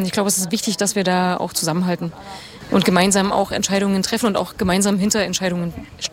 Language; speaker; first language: German; native; German